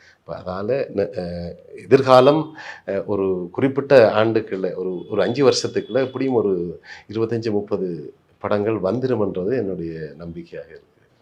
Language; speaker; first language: Tamil; native; Tamil